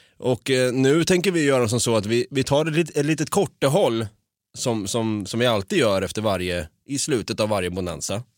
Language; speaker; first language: Swedish; native; Swedish